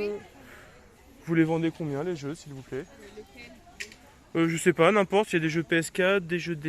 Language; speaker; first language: French; native; French